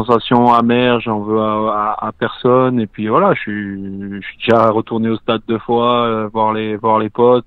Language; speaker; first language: French; native; French